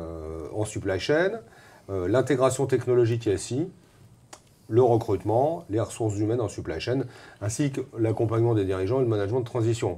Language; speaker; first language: French; native; French